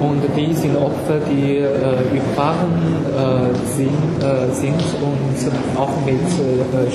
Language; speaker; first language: German; non-native, fluent; Chinese